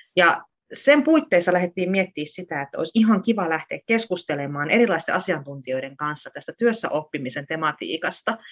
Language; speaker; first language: Finnish; native; Finnish